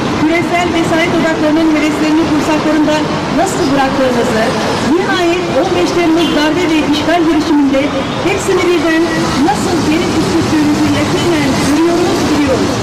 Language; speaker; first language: Turkish; native; Turkish